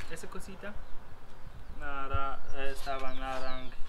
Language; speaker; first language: Spanish; non-native, learner; German